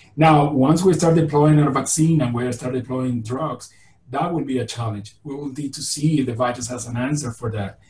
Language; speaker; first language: English; non-native, fluent; Spanish